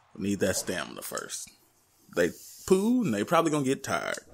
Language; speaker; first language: English; native; English